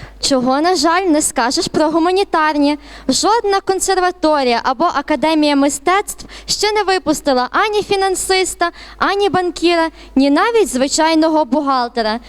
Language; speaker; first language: Ukrainian; native; Ukrainian